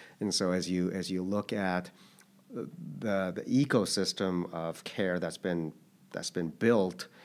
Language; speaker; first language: English; early bilingual, other home language; Korean